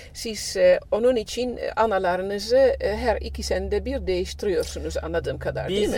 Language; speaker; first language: Turkish; non-native, fluent; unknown